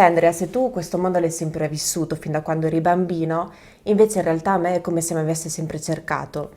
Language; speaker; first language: Italian; native; Italian